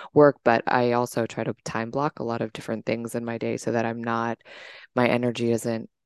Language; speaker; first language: English; native; English